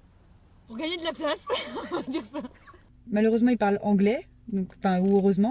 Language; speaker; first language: French; native; French